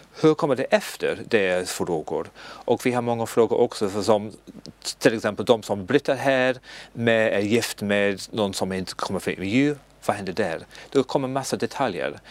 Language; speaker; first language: Swedish; non-native, learner; English